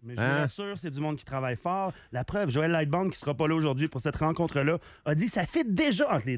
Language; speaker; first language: French; native; French